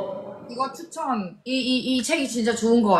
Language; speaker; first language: Korean; non-native, fluent; Thai